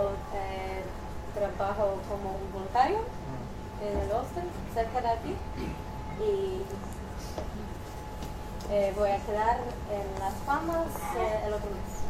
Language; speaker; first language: Spanish; non-native, learner; Polish